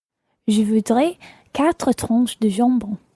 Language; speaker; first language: French; non-native, learner; English